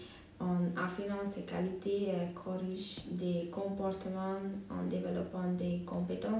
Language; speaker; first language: French; non-native, learner; Hungarian